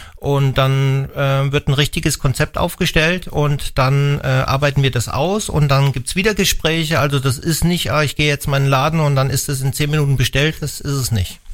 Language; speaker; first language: German; native; German